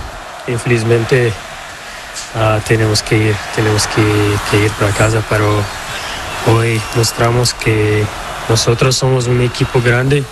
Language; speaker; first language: Spanish; non-native, learner; Portuguese